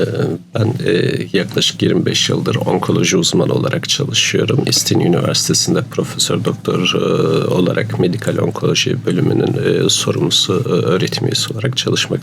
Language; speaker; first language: Turkish; native; Turkish